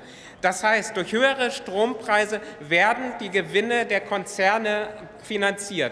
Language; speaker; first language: German; native; German